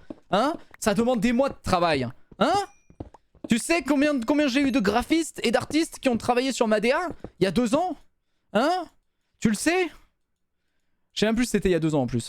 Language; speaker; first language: French; native; French